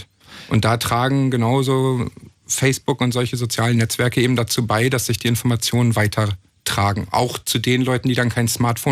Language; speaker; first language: German; native; German